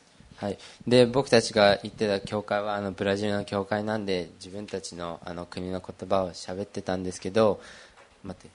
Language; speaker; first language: Japanese; early bilingual, other home language; Portuguese